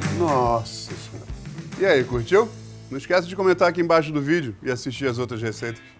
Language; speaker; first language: Portuguese; non-native, fluent; English